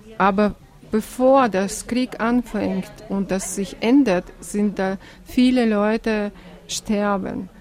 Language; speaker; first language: German; non-native, fluent; Russian